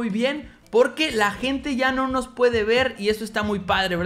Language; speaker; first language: Spanish; native; Spanish